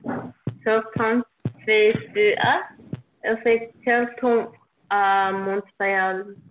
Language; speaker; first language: French; non-native, learner; English